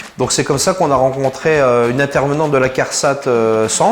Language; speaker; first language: French; native; French